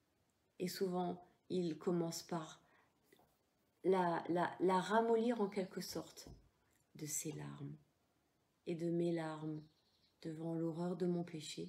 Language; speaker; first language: French; native; French